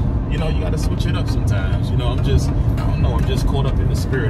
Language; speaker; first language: English; native; English